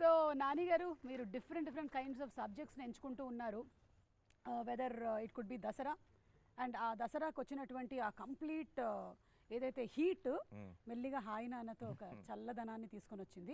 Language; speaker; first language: Telugu; native; Telugu